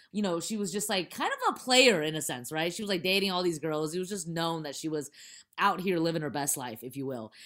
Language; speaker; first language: English; early bilingual, other home language; Chinese